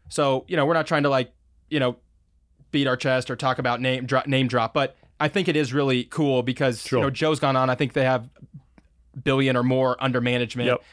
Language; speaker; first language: English; native; English